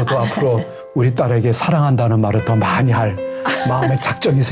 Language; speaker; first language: Korean; native; Korean